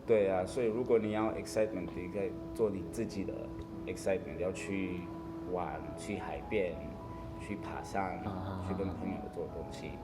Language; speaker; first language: Chinese; non-native, learner; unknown